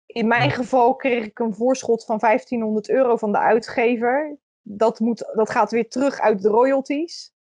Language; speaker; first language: Dutch; native; Dutch